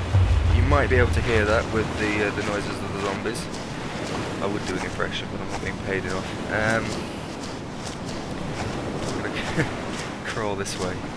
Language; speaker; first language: English; native; English